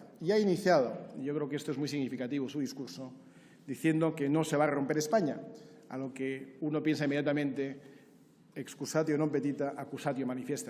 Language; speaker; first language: Spanish; native; Spanish